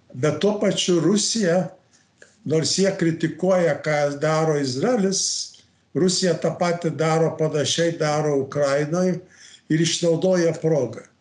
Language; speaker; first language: Lithuanian; early bilingual, heritage; Lithuanian